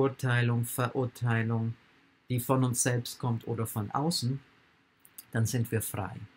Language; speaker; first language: German; non-native, fluent; English